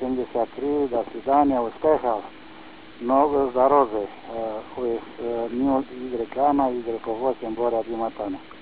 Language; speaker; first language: Russian; non-native, local second language; Romanian